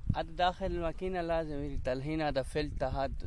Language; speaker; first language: Arabic; non-native, learner; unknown